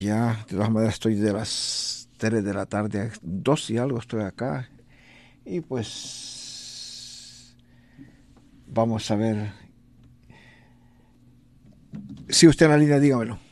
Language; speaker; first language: Spanish; native; Spanish